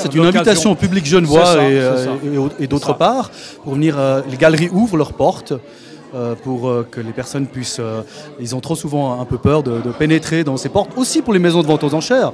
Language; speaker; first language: French; native; French